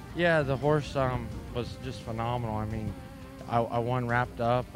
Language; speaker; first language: English; native; English